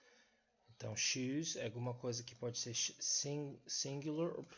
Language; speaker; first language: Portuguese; non-native, fluent; English